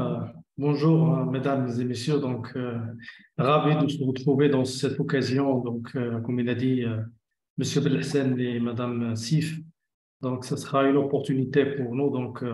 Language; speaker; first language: French; non-native, local second language; Arabic